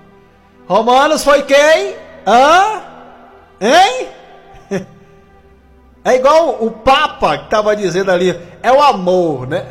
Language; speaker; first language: Portuguese; native; Portuguese